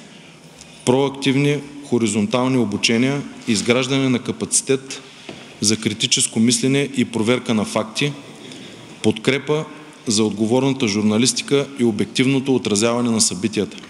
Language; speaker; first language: Bulgarian; native; Bulgarian